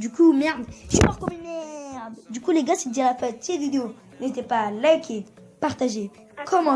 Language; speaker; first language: French; early bilingual, other home language; Turkish